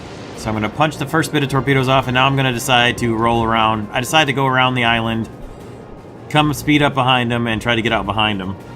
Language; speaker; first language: English; native; English